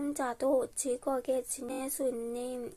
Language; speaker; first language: Korean; non-native, fluent; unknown